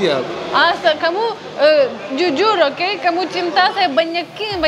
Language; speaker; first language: Indonesian; non-native, learner; Russian